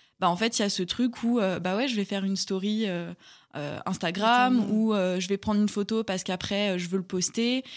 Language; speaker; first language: French; native; French